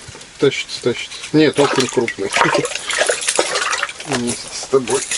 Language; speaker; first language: Russian; native; Russian